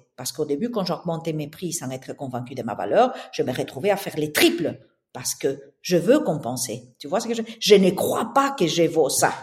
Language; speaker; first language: French; non-native, fluent; Spanish